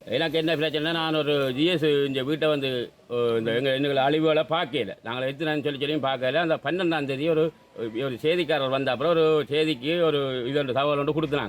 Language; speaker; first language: Tamil; native; Tamil